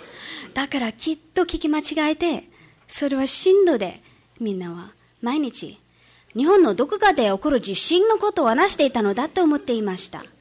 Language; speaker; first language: Japanese; non-native, fluent; English